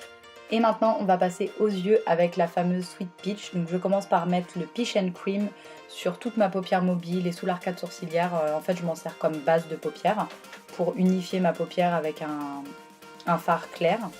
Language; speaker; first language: French; native; French